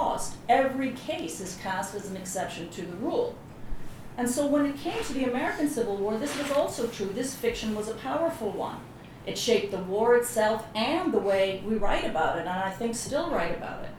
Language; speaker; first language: English; native; English